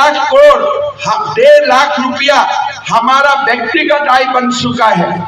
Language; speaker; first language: Hindi; non-native, local second language; Assamese